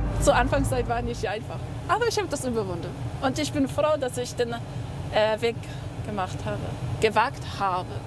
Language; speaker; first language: German; early bilingual, other home language; Polish